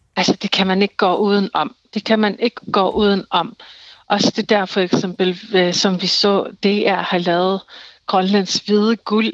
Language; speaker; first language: Danish; non-native, local second language; Kalaallisut